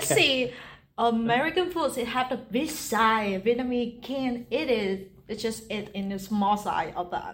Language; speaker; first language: English; non-native, learner; Vietnamese